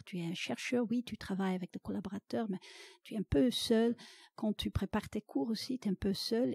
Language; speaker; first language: French; non-native, fluent; Dutch